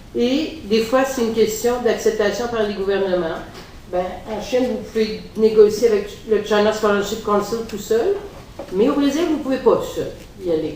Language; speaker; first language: French; native; French